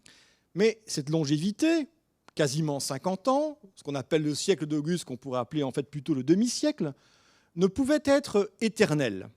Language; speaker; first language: French; native; French